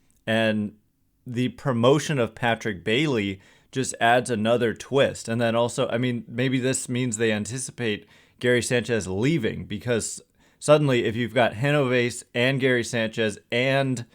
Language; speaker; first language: English; native; English